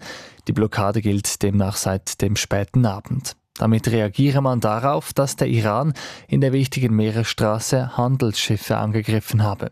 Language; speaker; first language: German; native; German